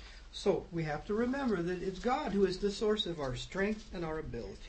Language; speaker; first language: English; native; English